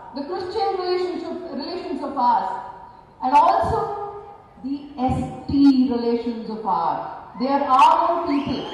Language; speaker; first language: English; non-native, local second language; Kannada